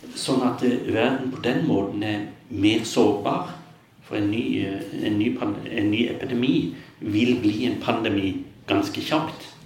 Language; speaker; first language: Norwegian; native; Norwegian